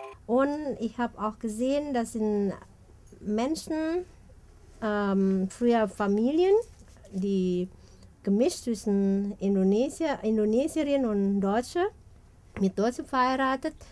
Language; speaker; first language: German; non-native, fluent; Indonesian